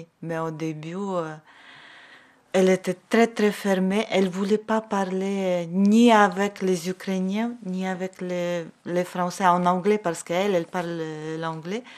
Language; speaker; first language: French; non-native, learner; Ukrainian